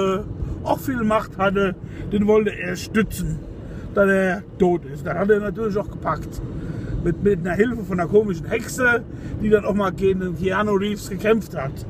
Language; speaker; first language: German; native; German